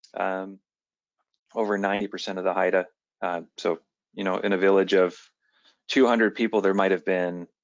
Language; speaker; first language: English; native; English